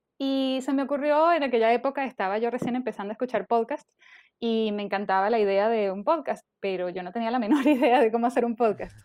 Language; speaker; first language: Spanish; native; Spanish